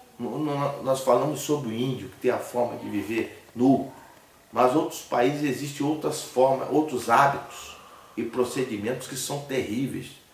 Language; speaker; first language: Portuguese; native; Portuguese